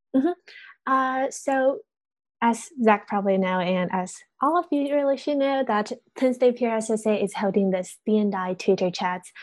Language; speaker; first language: English; non-native, fluent; Chinese